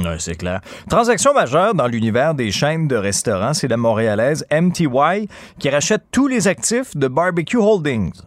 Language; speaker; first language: French; native; French